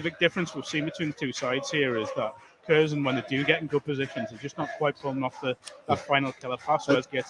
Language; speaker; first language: English; native; English